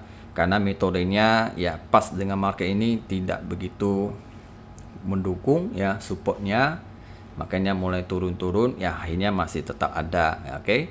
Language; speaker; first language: Indonesian; native; Indonesian